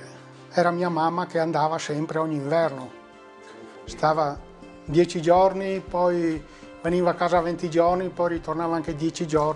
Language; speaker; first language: Italian; native; Italian